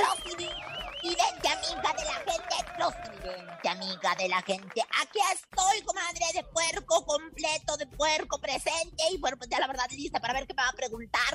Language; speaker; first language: Spanish; native; Spanish